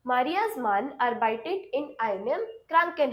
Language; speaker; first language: German; non-native, fluent; Hindi